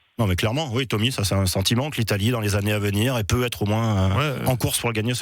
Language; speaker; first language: French; native; French